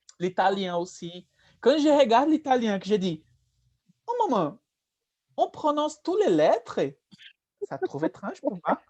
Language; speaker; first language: French; non-native, fluent; Portuguese